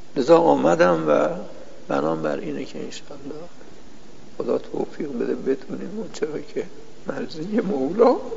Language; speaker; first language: Persian; non-native, local second language; Azerbaijani